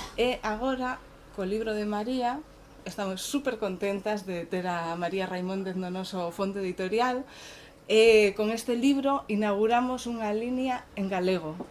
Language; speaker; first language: Galician; non-native, local second language; Spanish